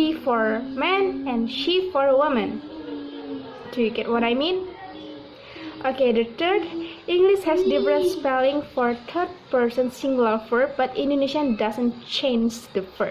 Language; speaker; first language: English; non-native, learner; Indonesian